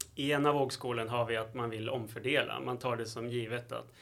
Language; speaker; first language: Swedish; native; Swedish